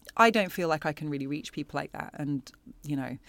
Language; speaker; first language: English; native; English